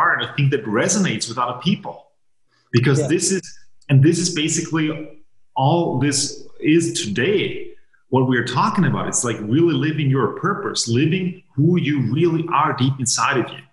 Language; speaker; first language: English; non-native, fluent; German